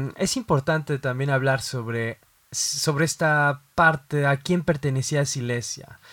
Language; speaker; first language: Spanish; native; Spanish